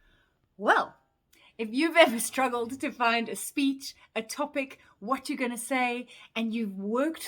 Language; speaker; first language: English; native; English